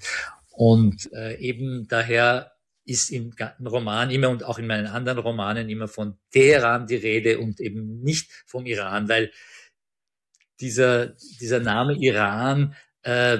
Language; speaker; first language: German; early bilingual, other home language; Persian